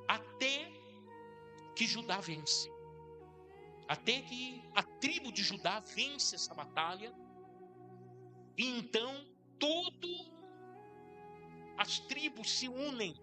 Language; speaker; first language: Portuguese; native; Portuguese